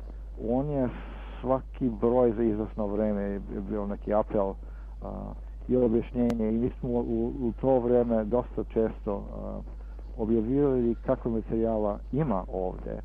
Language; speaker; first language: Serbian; early bilingual, heritage; Serbian